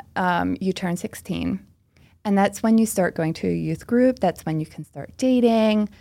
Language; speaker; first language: English; early bilingual, other home language; Pennsylvania German